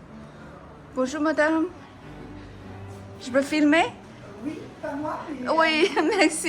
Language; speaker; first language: French; non-native, learner; Chinese